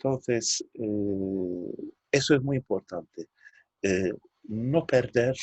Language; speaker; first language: Spanish; non-native, fluent; Turkish